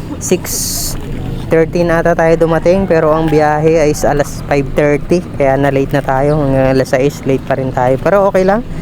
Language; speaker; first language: Filipino; native; Filipino